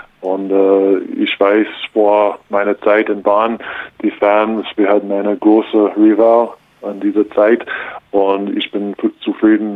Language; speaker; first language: German; non-native, learner; English